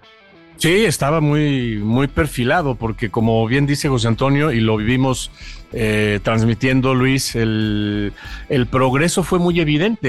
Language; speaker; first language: Spanish; native; Spanish